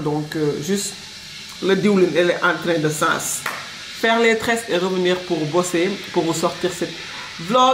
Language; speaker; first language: French; non-native, local second language; Wolof